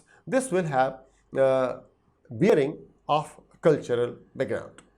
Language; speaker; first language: English; non-native, local second language; Hindi